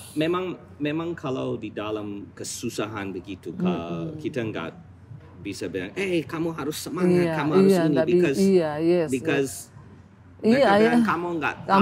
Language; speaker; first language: Indonesian; non-native, fluent; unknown